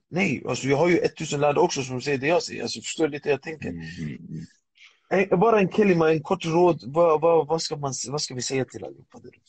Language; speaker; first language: Swedish; early bilingual, other home language; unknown